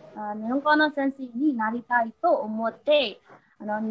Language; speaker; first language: Japanese; non-native, learner; Burmese